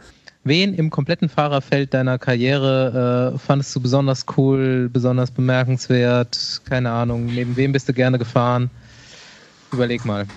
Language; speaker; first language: German; native; German